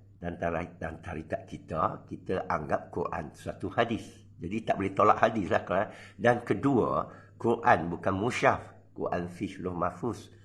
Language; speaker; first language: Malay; non-native, local second language; Chinese